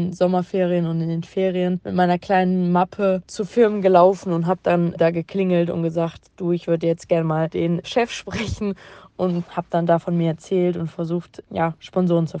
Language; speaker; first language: German; native; German